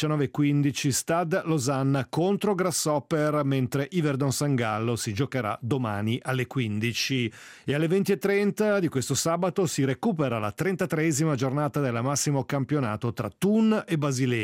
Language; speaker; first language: Italian; native; Italian